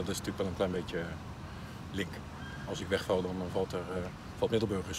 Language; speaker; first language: Dutch; native; Dutch